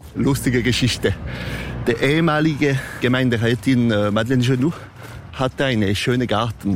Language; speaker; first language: German; non-native, local second language; French